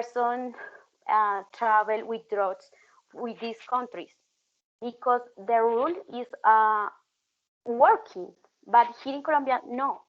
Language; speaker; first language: English; non-native, learner; Spanish